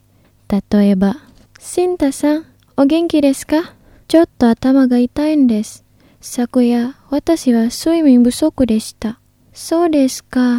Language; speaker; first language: Japanese; non-native, fluent; Indonesian